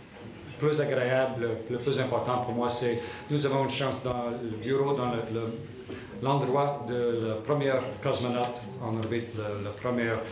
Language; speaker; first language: French; non-native, learner; English